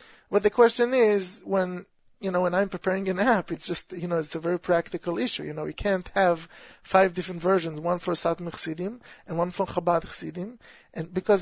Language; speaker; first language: English; non-native, fluent; Hebrew